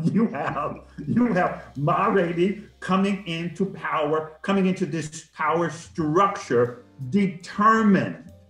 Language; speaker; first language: English; native; English